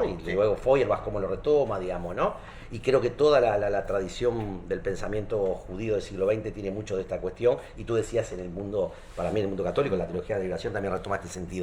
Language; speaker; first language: Spanish; native; Spanish